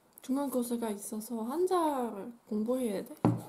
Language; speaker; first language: Korean; non-native, learner; Dutch